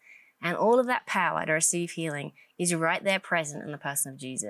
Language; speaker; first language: English; native; English